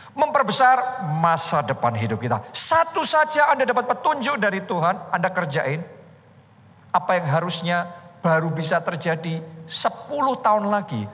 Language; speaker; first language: Indonesian; native; Indonesian